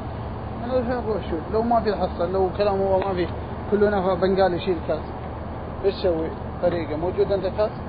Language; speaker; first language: Arabic; non-native, learner; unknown